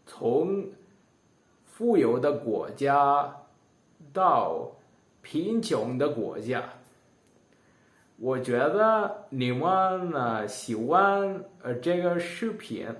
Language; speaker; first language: Chinese; non-native, learner; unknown